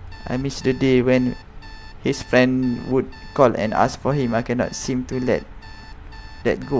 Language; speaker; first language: English; non-native, local second language; Malay